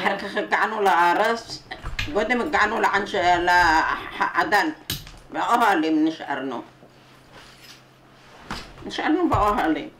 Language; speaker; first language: Hebrew; non-native, learner; Arabic